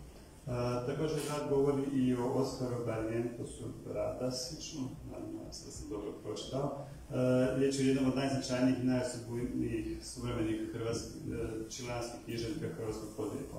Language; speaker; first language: Croatian; native; Croatian